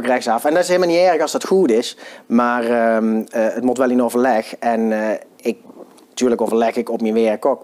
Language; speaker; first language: Dutch; native; Dutch